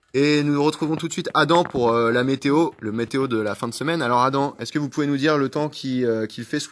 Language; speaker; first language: French; native; French